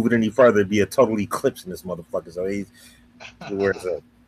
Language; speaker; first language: English; native; English